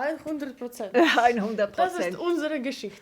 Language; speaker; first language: German; non-native, learner; Ukrainian